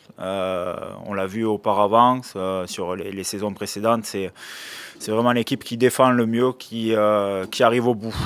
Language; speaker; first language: French; native; French